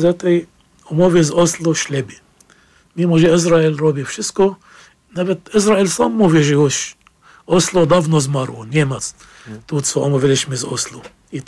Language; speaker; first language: Polish; non-native, learner; Arabic